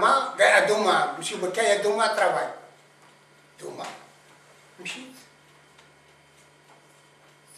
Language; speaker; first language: French; non-native, learner; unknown